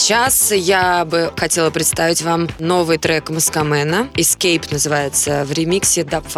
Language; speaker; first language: Russian; native; Russian